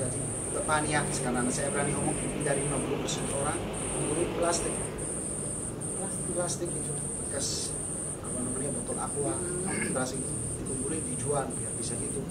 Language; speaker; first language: Indonesian; non-native, fluent; Arabic